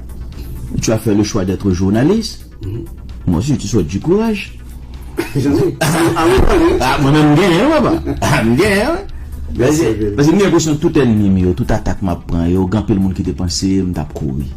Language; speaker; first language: French; non-native, local second language; Haitian Creole